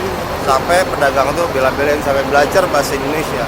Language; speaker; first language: Indonesian; native; Indonesian